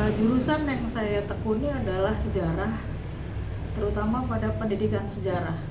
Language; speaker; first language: Indonesian; native; Indonesian